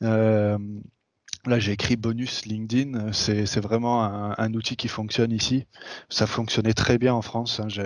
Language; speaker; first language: French; native; French